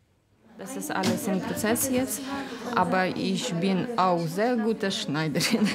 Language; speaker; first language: German; non-native, learner; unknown